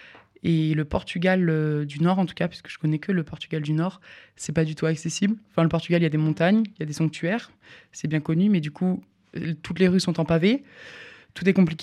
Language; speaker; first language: French; native; French